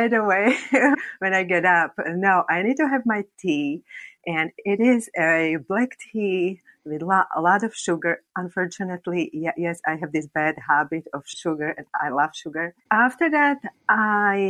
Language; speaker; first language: English; non-native, fluent; Slovak